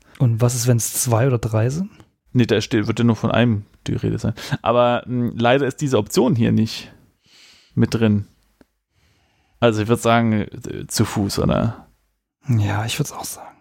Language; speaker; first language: German; native; German